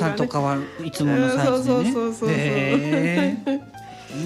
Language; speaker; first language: Japanese; native; Japanese